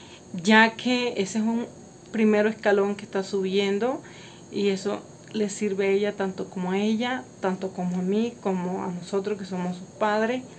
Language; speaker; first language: Spanish; native; Spanish